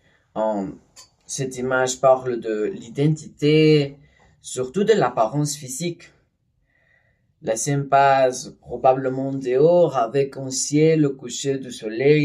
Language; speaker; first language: French; non-native, learner; Spanish